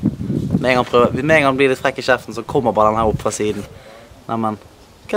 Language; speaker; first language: Norwegian; native; Norwegian